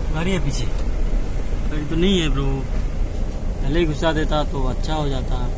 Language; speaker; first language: Hindi; non-native, local second language; Bangla